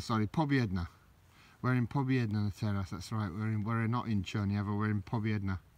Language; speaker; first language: English; native; English